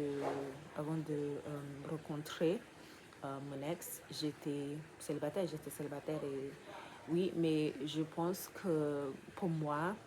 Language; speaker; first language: French; non-native, learner; English